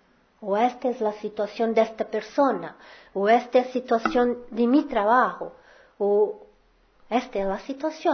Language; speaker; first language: Spanish; non-native, fluent; Portuguese